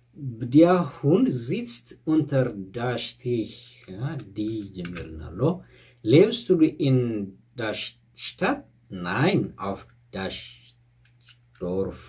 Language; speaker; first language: German; non-native, fluent; Tigrinya